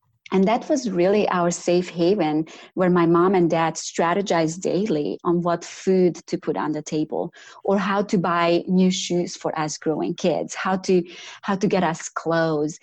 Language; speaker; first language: English; non-native, fluent; Romanian